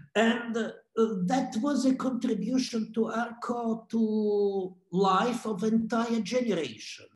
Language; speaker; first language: English; non-native, fluent; Russian